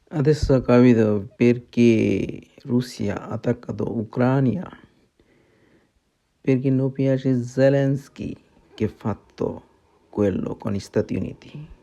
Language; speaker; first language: Italian; non-native, learner; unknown